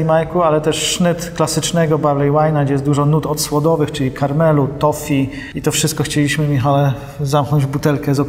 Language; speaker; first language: Polish; native; Polish